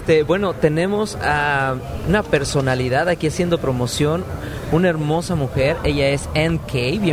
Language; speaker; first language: Spanish; native; Spanish